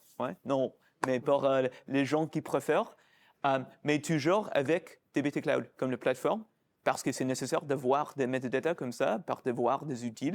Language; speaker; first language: French; non-native, fluent; English